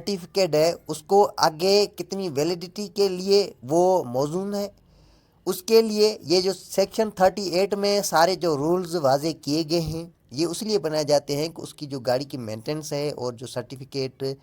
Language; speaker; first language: Urdu; native; Urdu